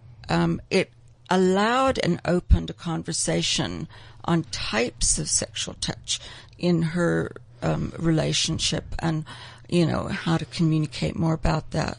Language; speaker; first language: English; native; English